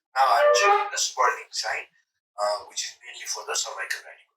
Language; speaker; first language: English; non-native, local second language; Nepali